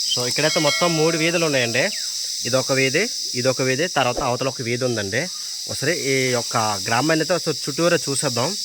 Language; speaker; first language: Telugu; non-native, local second language; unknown